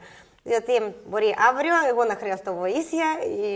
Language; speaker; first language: Greek; non-native, learner; Russian